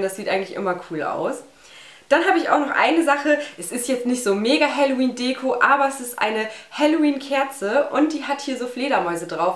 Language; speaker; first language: German; native; German